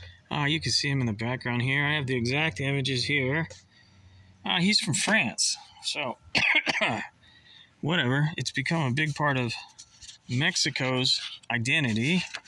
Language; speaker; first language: English; native; English